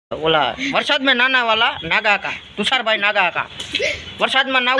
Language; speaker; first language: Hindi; non-native, local second language; Gujarati